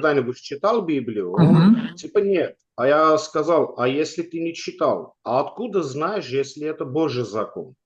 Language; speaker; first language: Russian; non-native, local second language; Armenian